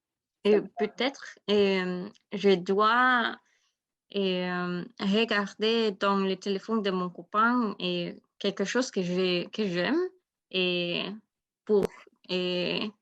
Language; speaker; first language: French; non-native, learner; Spanish